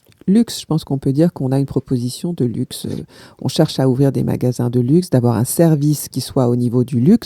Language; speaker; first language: French; native; French